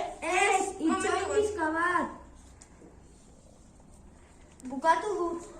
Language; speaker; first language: Basque; non-native, local second language; Spanish